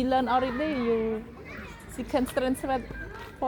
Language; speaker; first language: English; non-native, learner; Khmer